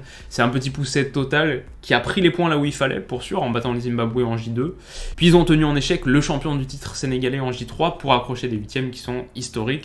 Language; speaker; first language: French; native; French